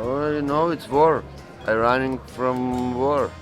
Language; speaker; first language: English; non-native, learner; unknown